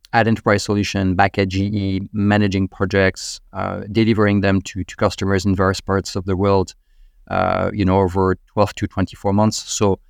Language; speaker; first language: English; non-native, fluent; French